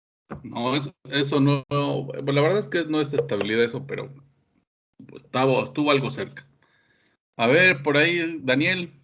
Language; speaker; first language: Spanish; native; Spanish